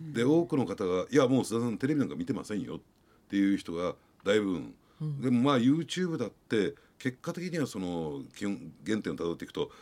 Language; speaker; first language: Japanese; native; Japanese